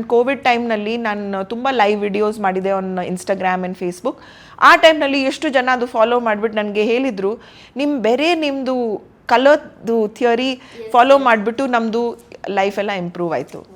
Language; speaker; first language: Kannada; non-native, fluent; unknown